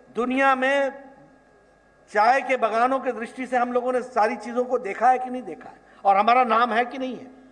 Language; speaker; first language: Hindi; native; Hindi